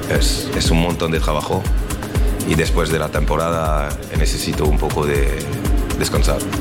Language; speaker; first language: Spanish; non-native, learner; French